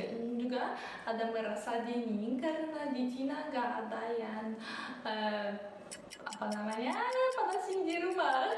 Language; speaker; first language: Indonesian; early bilingual, other home language; Russian